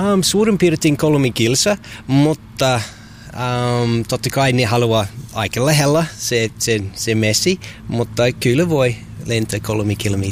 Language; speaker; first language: Finnish; non-native, learner; English